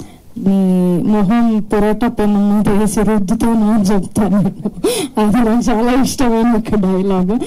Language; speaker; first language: Telugu; non-native, fluent; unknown